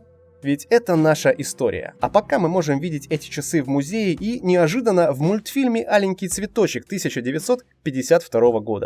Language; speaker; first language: Russian; native; Russian